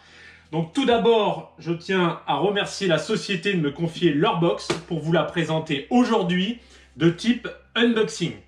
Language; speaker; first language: French; native; French